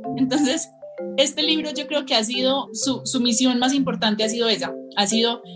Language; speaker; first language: Spanish; native; Spanish